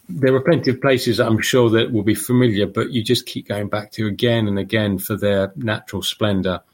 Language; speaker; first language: English; native; English